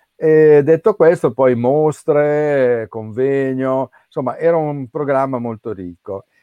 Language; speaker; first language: Italian; native; Italian